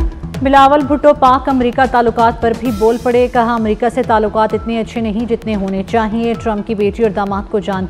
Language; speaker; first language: Urdu; native; Urdu